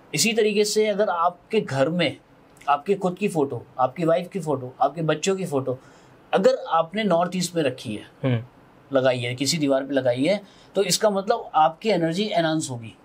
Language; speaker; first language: Hindi; native; Hindi